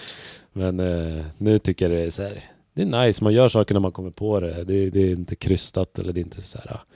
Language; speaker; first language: Swedish; native; Swedish